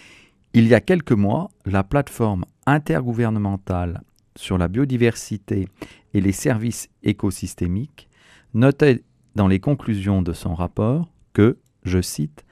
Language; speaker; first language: French; native; French